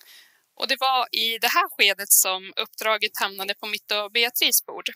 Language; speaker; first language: Swedish; native; Swedish